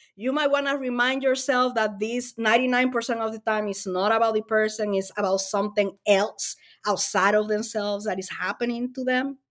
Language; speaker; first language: English; non-native, fluent; Spanish